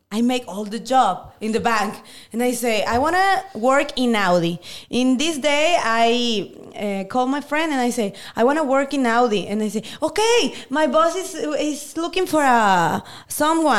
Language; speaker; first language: English; non-native, learner; Spanish